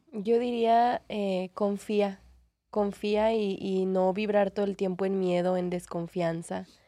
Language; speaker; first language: Spanish; native; Spanish